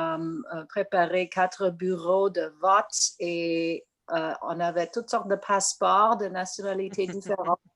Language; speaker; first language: French; non-native, local second language; English